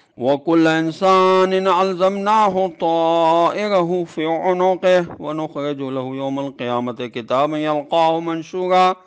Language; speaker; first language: Arabic; non-native, fluent; Urdu